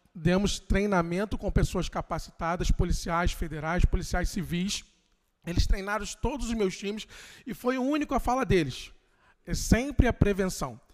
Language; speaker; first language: Portuguese; native; Portuguese